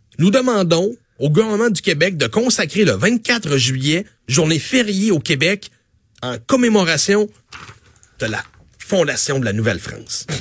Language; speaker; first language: French; native; French